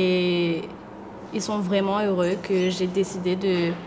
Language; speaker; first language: French; non-native, local second language; Morisyen